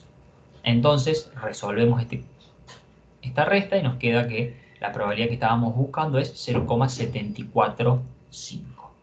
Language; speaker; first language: Spanish; native; Spanish